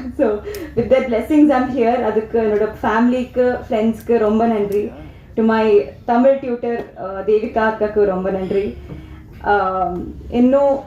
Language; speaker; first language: Tamil; non-native, learner; Telugu